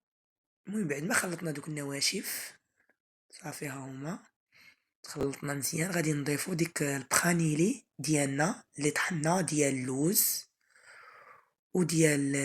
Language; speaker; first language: Arabic; native; Arabic